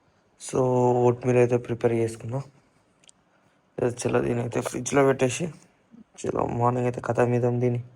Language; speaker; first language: Telugu; native; Telugu